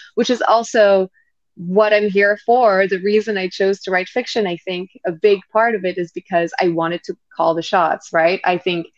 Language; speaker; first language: English; non-native, fluent; French